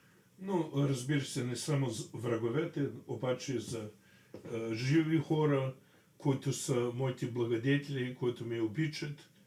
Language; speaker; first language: Bulgarian; non-native, fluent; English